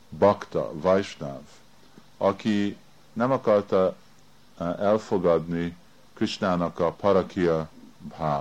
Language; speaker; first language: Hungarian; early bilingual, heritage; Hungarian